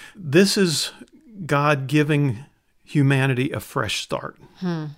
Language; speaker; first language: English; native; English